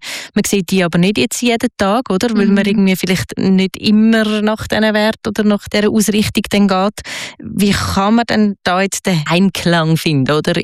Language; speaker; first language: German; native; German